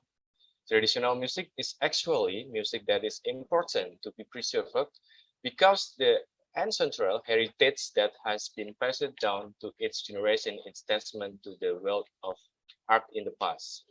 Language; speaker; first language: English; non-native, learner; Indonesian